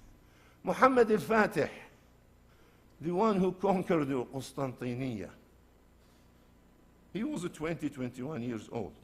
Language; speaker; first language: English; non-native, fluent; Arabic